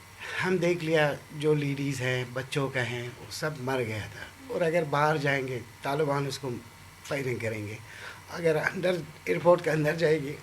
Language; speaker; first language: Hindi; non-native, learner; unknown